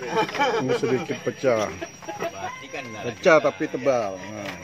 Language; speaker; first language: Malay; non-native, local second language; Achinese